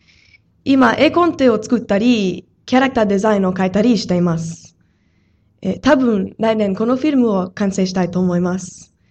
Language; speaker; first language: Japanese; non-native, fluent; English